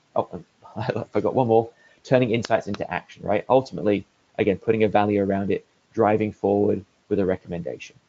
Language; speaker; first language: English; native; English